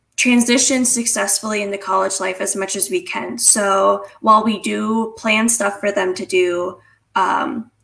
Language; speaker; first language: English; native; English